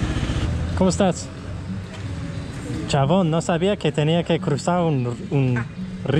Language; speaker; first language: Spanish; non-native, learner; English